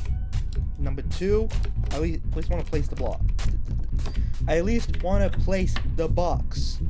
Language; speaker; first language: English; native; English